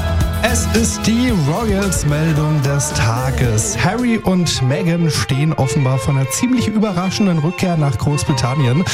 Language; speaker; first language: German; native; German